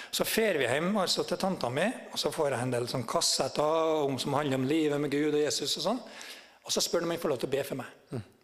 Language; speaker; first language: Norwegian; native; Norwegian